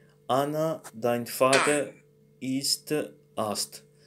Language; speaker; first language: German; non-native, learner; Morisyen